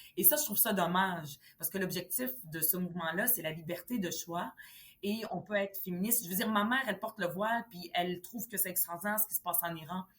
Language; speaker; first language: French; early bilingual, other home language; Arabic